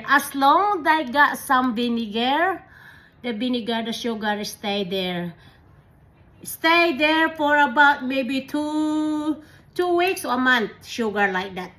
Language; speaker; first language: English; non-native, learner; Filipino